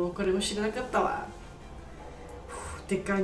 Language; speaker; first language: Japanese; non-native, learner; Georgian